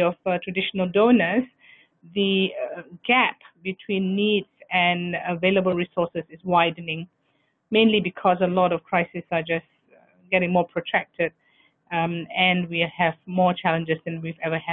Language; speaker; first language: English; non-native, local second language; Malay